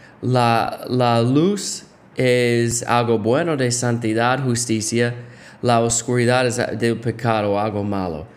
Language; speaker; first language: Spanish; non-native, fluent; English